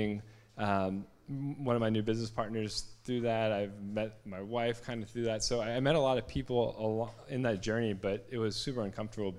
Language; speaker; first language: English; native; English